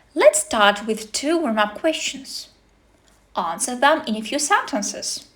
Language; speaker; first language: English; non-native, fluent; Ukrainian